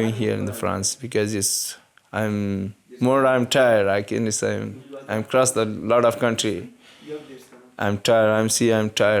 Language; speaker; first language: English; non-native, learner; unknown